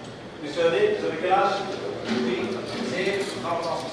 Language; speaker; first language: French; non-native, fluent; Indonesian